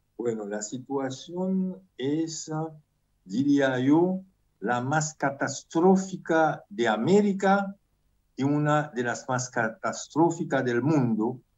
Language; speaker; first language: Spanish; non-native, fluent; Haitian Creole